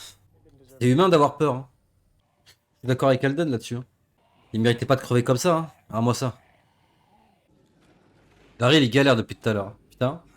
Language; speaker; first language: French; native; French